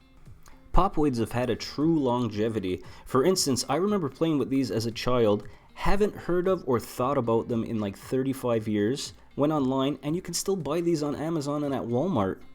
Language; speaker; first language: English; native; English